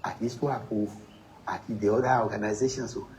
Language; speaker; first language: English; non-native, local second language; Yoruba